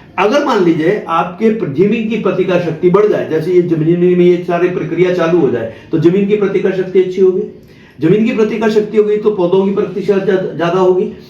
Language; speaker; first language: Hindi; non-native, local second language; Marathi